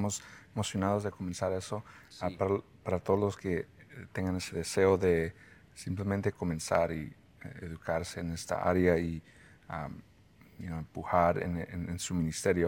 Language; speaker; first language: Spanish; early bilingual, heritage; Spanish